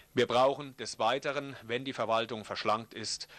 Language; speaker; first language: German; native; German